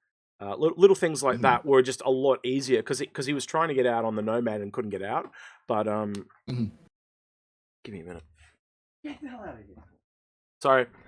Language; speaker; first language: English; native; English